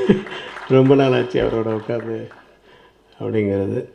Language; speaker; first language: Tamil; native; Tamil